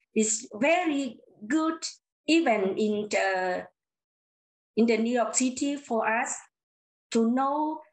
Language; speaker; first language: English; non-native, learner; Lao